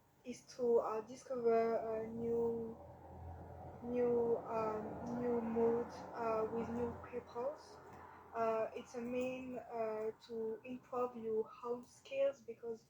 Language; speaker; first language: English; non-native, learner; French